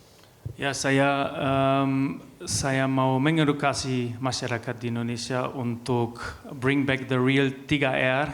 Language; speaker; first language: Indonesian; non-native, learner; German